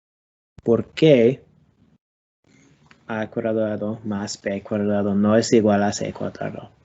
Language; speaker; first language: Spanish; non-native, learner; English